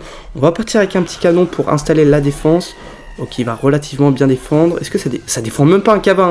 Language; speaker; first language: French; native; French